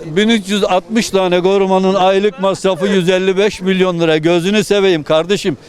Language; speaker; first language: Turkish; native; Turkish